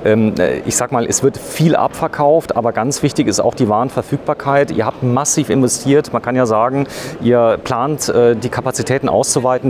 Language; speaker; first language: German; native; German